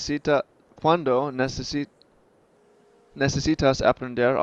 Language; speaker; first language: Spanish; non-native, learner; English